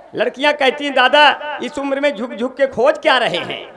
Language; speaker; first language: Hindi; native; Hindi